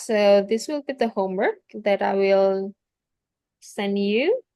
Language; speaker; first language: English; non-native, fluent; Indonesian